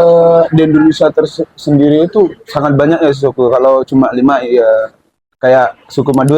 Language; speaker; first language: Indonesian; non-native, local second language; Madurese